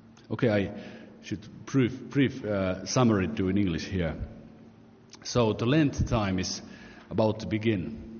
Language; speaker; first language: English; non-native, fluent; Finnish